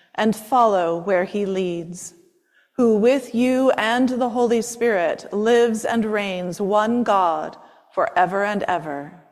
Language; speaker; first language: English; native; English